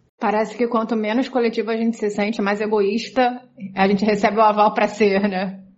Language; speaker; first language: Portuguese; native; Portuguese